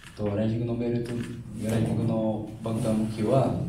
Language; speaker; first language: Japanese; non-native, learner; Portuguese